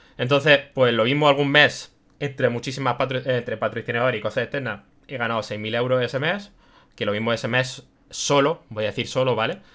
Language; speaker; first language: Spanish; early bilingual, other home language; German